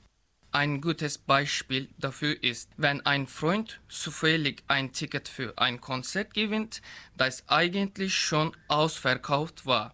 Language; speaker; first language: German; non-native, learner; Turkish